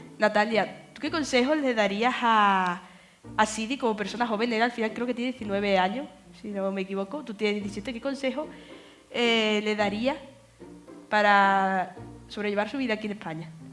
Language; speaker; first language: Spanish; native; Spanish